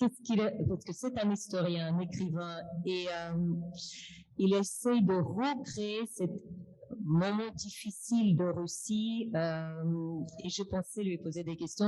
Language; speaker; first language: French; non-native, fluent; Russian